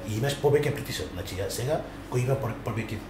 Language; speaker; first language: Macedonian; non-native, learner; Spanish